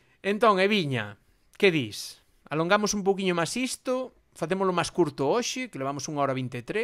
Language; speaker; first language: Galician; non-native, local second language; Spanish